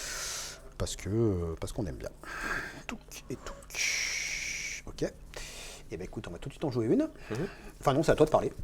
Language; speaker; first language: French; native; French